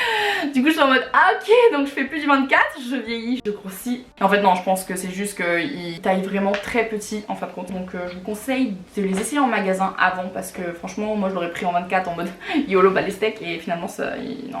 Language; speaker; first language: French; native; French